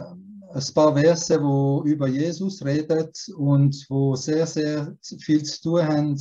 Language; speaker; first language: German; early bilingual, heritage; German